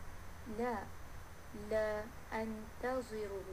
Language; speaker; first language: Arabic; non-native, learner; Malay